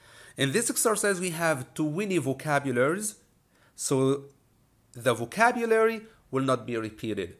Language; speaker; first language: English; non-native, fluent; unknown